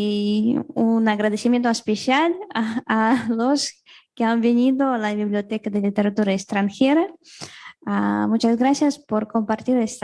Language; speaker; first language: Spanish; non-native, fluent; Russian